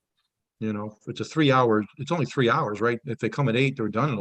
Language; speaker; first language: English; native; English